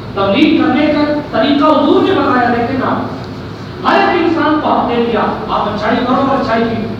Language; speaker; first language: Urdu; native; Urdu